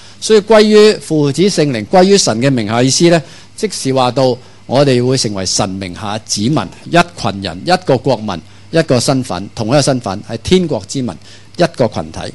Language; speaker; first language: Chinese; non-native, local second language; Cantonese